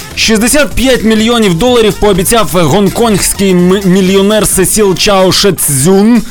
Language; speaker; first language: Ukrainian; native; Ukrainian